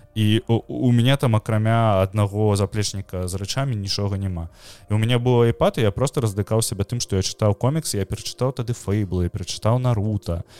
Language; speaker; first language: Belarusian; non-native, local second language; Russian